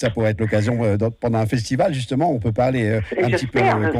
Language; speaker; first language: French; native; French